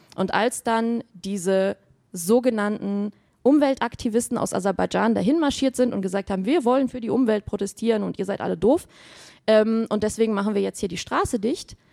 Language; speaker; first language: German; early bilingual, other home language; Armenian